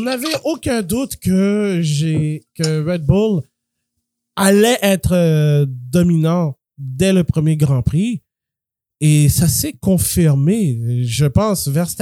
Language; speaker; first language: French; native; French